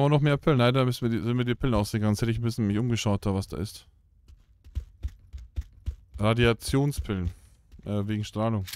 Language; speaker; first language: German; native; German